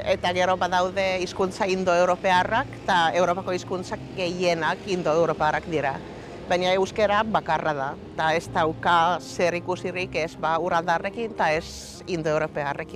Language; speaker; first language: Basque; non-native, fluent; Finnish